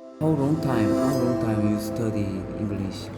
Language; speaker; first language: English; non-native, learner; Korean